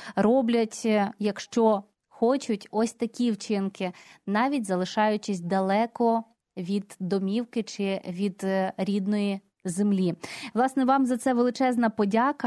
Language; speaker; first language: Ukrainian; native; Ukrainian